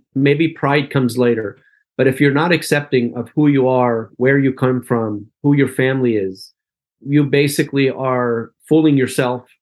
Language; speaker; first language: English; early bilingual, other home language; Arabic